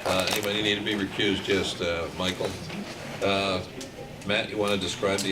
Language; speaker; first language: English; native; English